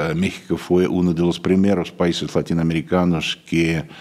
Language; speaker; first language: Spanish; non-native, fluent; Russian